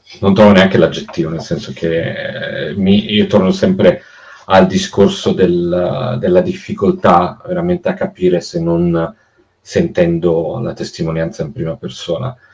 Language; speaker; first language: Italian; native; Italian